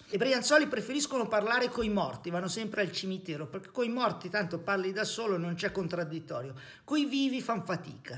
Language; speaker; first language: Italian; native; Italian